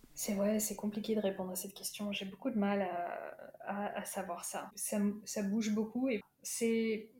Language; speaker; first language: French; early bilingual, other home language; Urdu